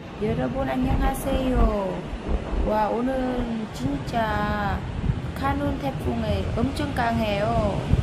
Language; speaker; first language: Korean; non-native, learner; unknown